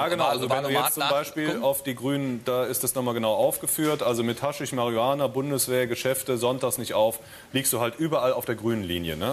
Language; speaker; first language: German; native; German